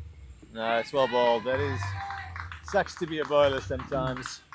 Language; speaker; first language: English; native; English